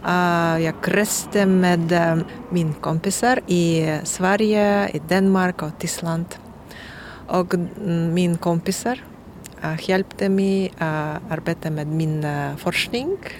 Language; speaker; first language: Swedish; non-native, learner; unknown